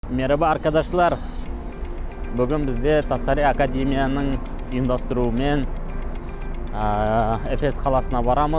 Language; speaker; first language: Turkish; non-native, learner; Kazakh